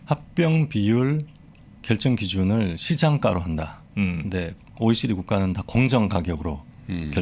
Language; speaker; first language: Korean; native; Korean